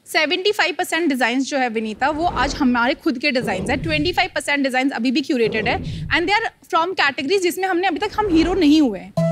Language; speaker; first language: Hindi; native; Hindi